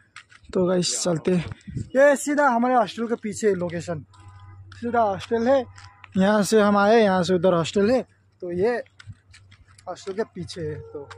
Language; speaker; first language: Hindi; non-native, local second language; Nepali